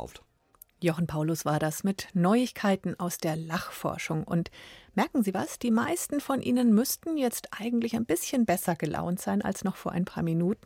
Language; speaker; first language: German; native; German